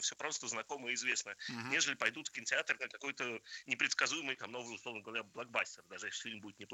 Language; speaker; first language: Russian; native; Russian